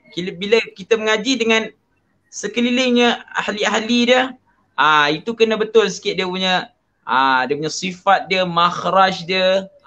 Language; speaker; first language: Malay; native; Malay